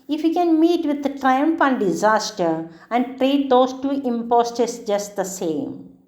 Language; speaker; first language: English; non-native, local second language; Malayalam